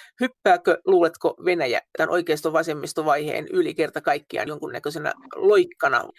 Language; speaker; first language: Finnish; native; Finnish